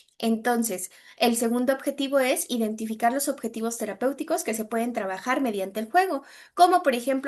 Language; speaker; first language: Spanish; native; Spanish